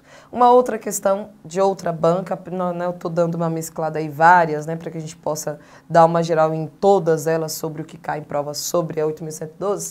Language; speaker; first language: Portuguese; native; Portuguese